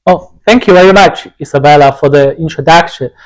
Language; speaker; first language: English; non-native, fluent; Chinese